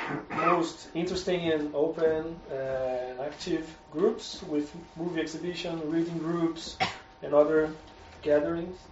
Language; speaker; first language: English; non-native, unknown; Portuguese